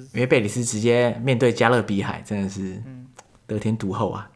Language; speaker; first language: Chinese; native; Chinese